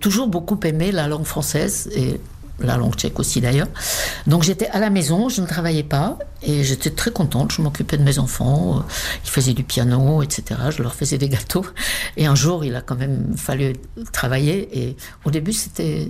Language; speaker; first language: French; non-native, fluent; Czech